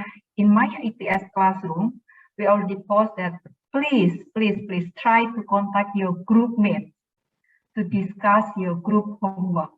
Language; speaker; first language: English; non-native, fluent; Indonesian